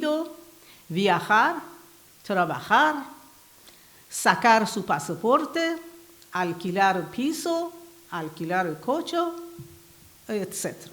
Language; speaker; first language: Spanish; non-native, learner; Persian